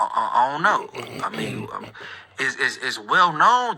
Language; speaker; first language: English; native; English